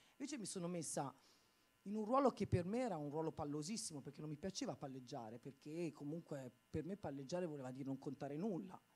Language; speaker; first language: Italian; native; Italian